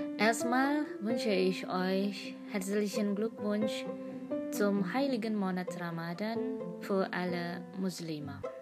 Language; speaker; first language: German; non-native, learner; Indonesian